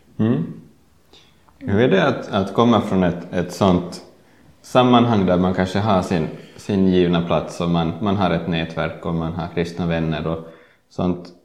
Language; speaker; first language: Swedish; native; Swedish